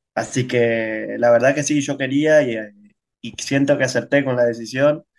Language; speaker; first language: Spanish; native; Spanish